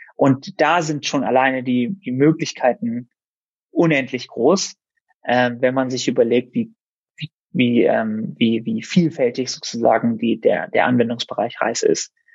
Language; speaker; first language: German; native; German